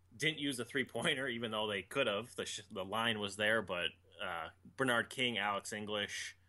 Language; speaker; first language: English; native; English